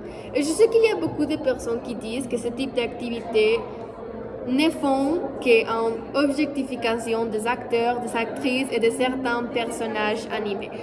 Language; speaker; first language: French; non-native, fluent; Spanish